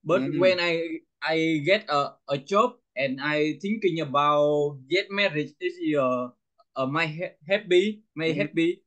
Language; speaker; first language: English; non-native, learner; Vietnamese